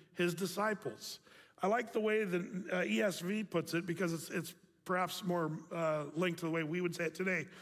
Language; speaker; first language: English; native; English